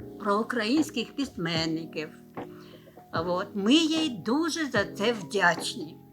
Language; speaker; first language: Ukrainian; non-native, local second language; Russian